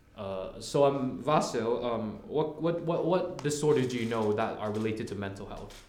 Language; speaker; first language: English; non-native, local second language; Cantonese